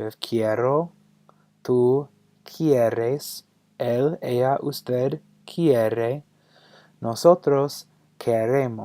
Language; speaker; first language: Spanish; non-native, fluent; English